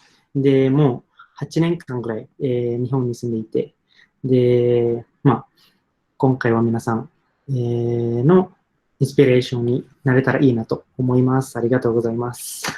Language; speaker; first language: Japanese; non-native, fluent; Indonesian